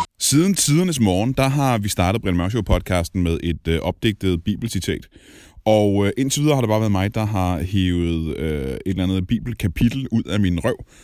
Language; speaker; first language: Danish; native; Danish